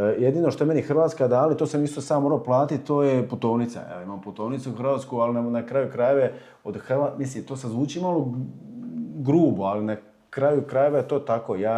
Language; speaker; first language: Croatian; early bilingual, heritage; Croatian